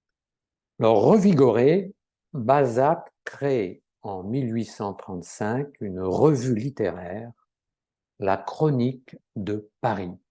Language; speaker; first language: French; native; French